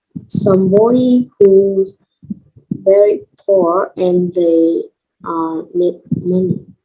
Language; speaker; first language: English; non-native, learner; Vietnamese